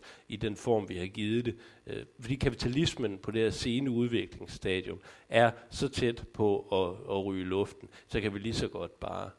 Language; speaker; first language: Danish; native; Danish